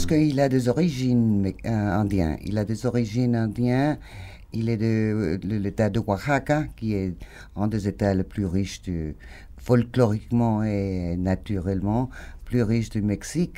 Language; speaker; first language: French; non-native, fluent; Spanish